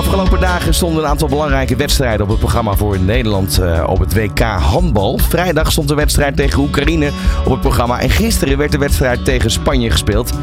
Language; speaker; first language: Dutch; native; Dutch